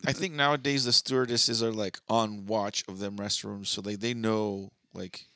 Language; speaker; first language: English; native; English